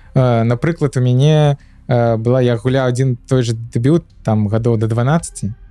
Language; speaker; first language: Belarusian; native; Belarusian